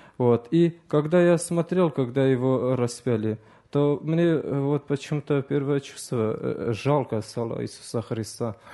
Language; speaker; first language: Russian; early bilingual, other home language; Azerbaijani